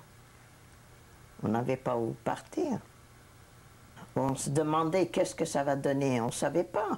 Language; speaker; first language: French; non-native, fluent; Hungarian